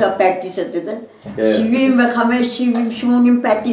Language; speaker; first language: Hebrew; non-native, learner; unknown